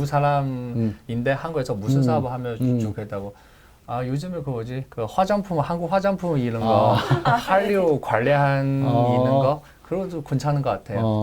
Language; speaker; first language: Korean; non-native, learner; Chinese